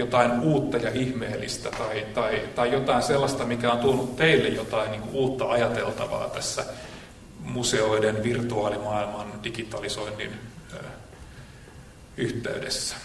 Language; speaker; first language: Finnish; native; Finnish